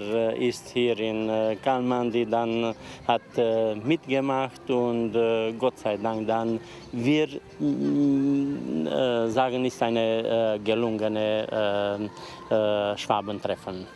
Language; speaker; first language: German; non-native, local second language; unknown